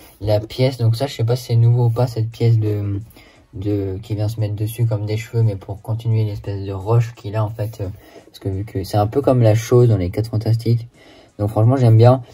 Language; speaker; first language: French; native; French